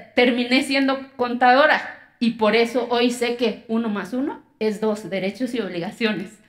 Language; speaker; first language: Spanish; non-native, local second language; Zapotec